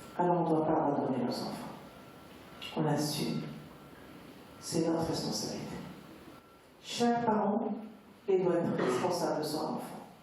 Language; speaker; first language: French; non-native, local second language; Arabic